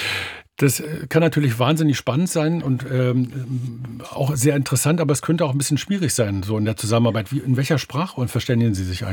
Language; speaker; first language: German; native; German